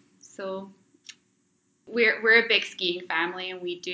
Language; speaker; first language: English; native; English